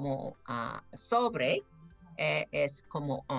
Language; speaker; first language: Spanish; non-native, fluent; English